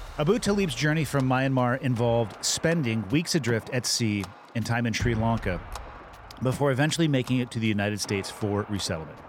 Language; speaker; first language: English; native; English